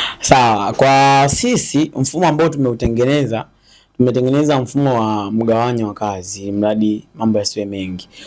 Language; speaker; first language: Swahili; native; Swahili